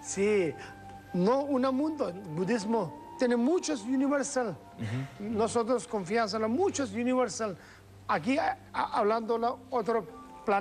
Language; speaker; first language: Spanish; non-native, learner; Tibetan